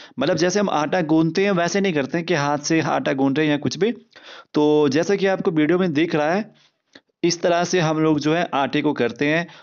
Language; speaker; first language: Hindi; non-native, local second language; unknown